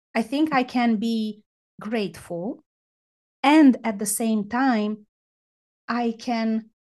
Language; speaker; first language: English; non-native, fluent; Romanian